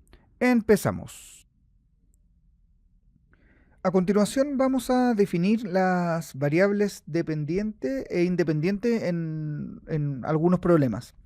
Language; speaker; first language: Spanish; native; Spanish